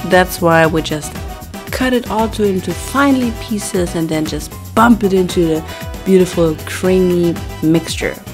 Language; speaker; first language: English; non-native, fluent; German